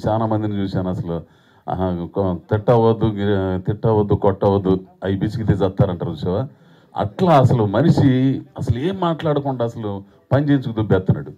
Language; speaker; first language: Telugu; native; Telugu